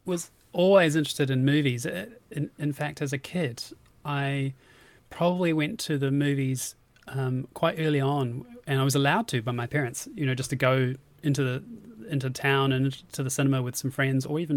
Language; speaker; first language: English; native; English